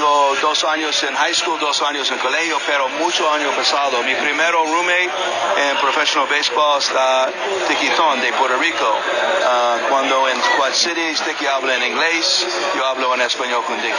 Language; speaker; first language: Spanish; non-native, learner; English